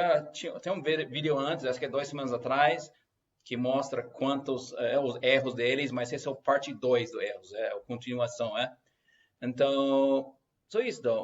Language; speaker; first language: Portuguese; non-native, fluent; English